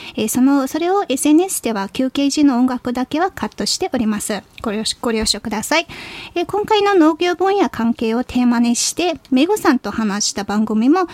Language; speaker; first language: Japanese; non-native, fluent; Mongolian